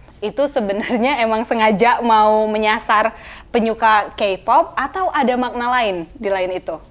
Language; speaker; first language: Indonesian; native; Indonesian